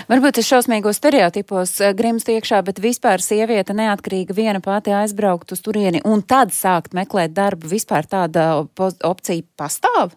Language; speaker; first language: Latvian; native; Latvian